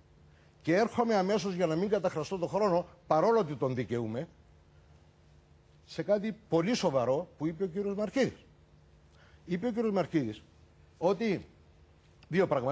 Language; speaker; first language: Greek; native; Greek